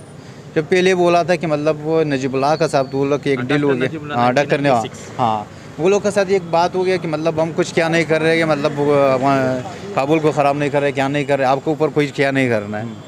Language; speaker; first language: Hindi; non-native, learner; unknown